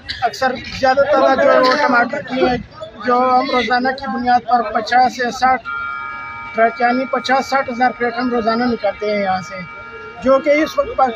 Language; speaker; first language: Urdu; non-native, local second language; Pashto